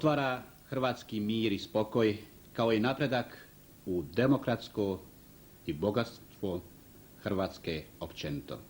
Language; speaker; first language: Croatian; native; Croatian